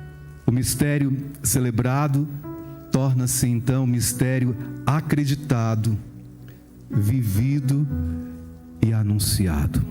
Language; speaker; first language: Portuguese; native; Portuguese